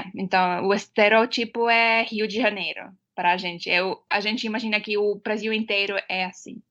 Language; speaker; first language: Portuguese; non-native, fluent; Estonian